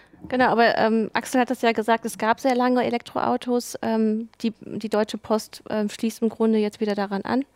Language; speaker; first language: German; native; German